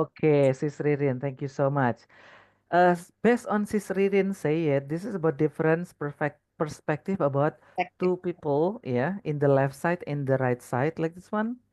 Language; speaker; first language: English; non-native, fluent; Indonesian